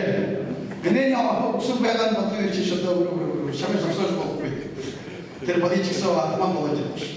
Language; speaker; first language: Mongolian; non-native, learner; Buriat